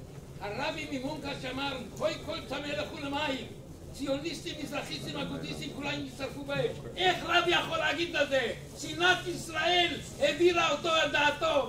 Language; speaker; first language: Hebrew; non-native, fluent; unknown